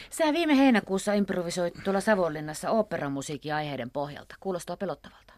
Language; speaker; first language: Finnish; native; Finnish